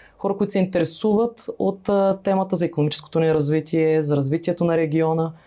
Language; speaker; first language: Bulgarian; native; Bulgarian